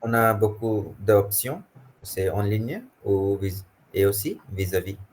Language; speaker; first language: French; non-native, fluent; Hindi